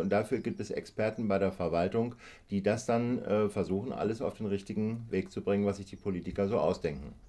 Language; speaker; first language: German; native; German